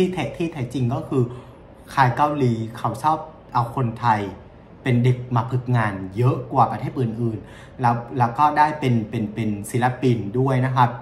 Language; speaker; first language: Thai; non-native, fluent; Vietnamese